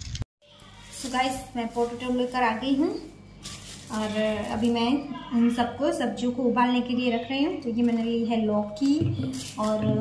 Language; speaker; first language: Hindi; non-native, local second language; Gujarati